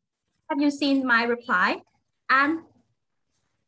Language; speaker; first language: English; non-native, fluent; Vietnamese